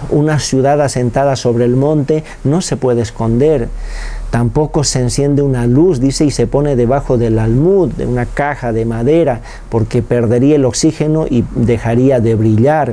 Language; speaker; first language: Spanish; native; Spanish